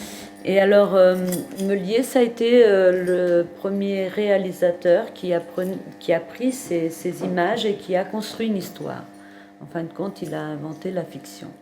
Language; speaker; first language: French; non-native, fluent; Portuguese